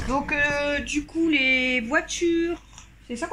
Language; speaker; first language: French; native; French